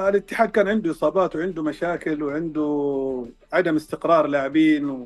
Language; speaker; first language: Arabic; native; Arabic